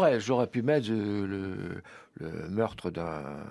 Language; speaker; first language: French; native; French